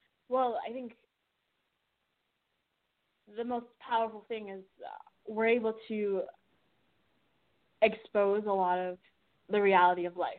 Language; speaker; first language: English; native; English